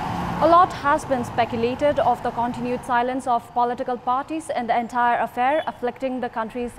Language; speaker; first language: English; non-native, local second language; Nepali